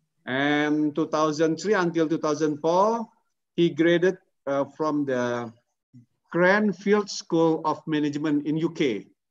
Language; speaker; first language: English; non-native, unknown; Indonesian